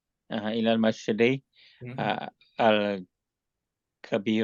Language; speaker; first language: Arabic; non-native, learner; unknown